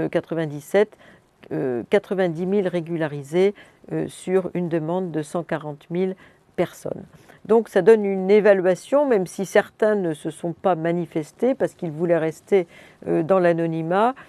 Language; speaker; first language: French; native; French